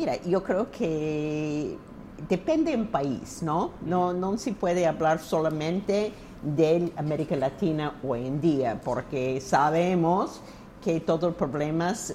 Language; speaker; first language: Spanish; non-native, fluent; English